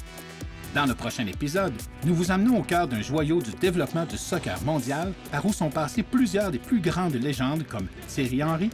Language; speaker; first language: French; native; French